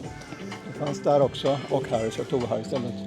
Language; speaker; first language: Swedish; native; Swedish